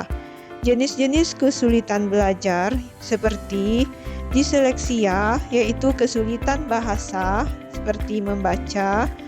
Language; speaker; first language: Indonesian; native; Indonesian